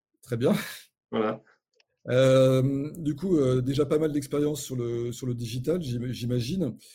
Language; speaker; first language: French; native; French